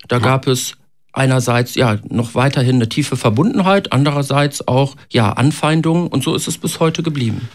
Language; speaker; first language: German; native; German